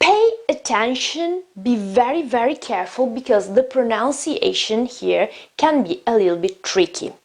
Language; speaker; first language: English; non-native, fluent; Italian